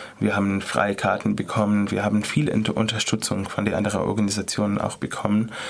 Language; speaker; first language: German; non-native, fluent; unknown